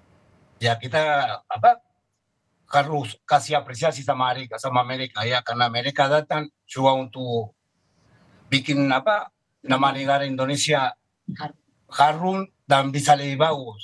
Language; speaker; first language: Indonesian; non-native, fluent; Spanish